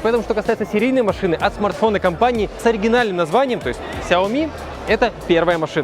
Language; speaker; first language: Russian; native; Russian